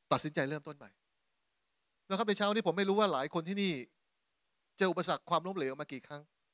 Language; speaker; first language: Thai; native; Thai